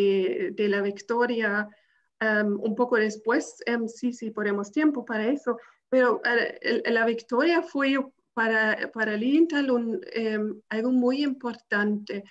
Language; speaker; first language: Spanish; non-native, fluent; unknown